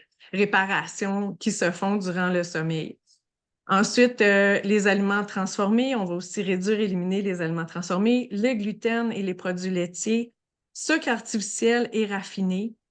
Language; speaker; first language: French; native; French